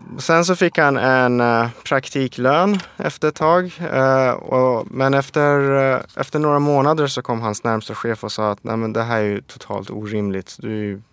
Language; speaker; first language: Swedish; early bilingual, other home language; Persian